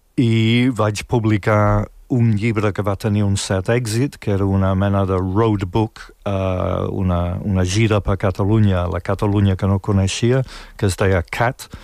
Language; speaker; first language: Catalan; non-native, fluent; English